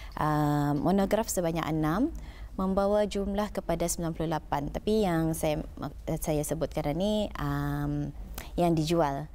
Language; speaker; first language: Malay; native; Malay